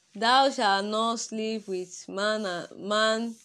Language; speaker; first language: English; non-native, local second language; Yoruba